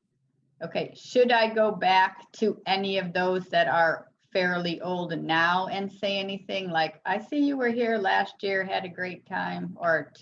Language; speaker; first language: English; native; English